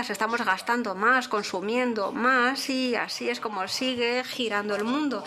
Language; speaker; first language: Spanish; non-native, fluent; English